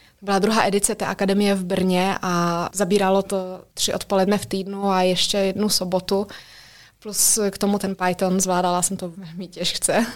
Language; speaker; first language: Czech; non-native, fluent; Polish